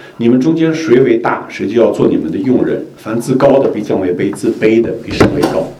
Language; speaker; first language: Chinese; native; Chinese